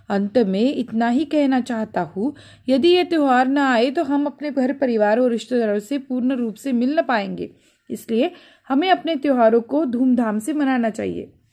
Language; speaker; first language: Hindi; non-native, local second language; Marathi